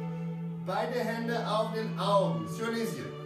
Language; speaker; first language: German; non-native, fluent; French